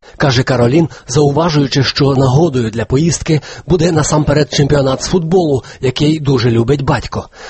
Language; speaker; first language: Ukrainian; native; Ukrainian